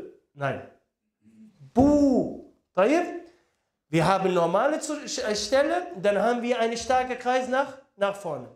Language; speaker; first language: German; non-native, learner; Arabic